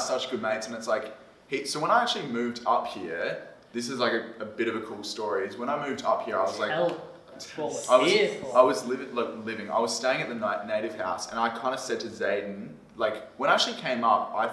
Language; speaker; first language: English; native; English